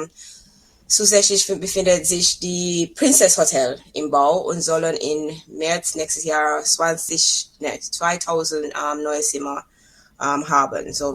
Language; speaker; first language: German; non-native, fluent; English